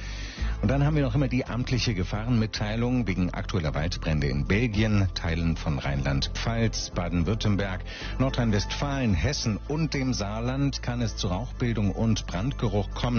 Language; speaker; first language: German; native; German